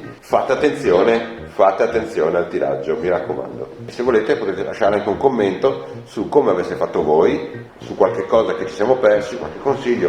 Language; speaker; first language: Italian; native; Italian